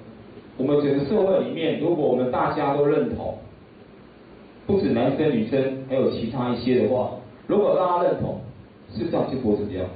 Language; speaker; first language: Chinese; native; Chinese